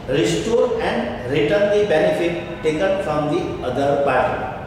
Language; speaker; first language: English; non-native, local second language; Gujarati